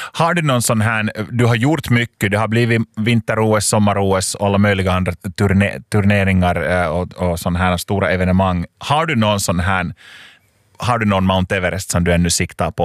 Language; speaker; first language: Swedish; native; Swedish